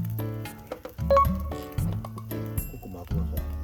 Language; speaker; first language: Japanese; native; Japanese